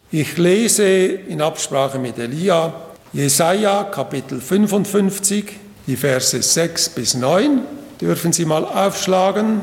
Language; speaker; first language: German; native; German